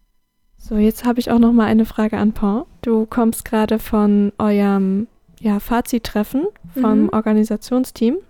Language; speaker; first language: German; native; German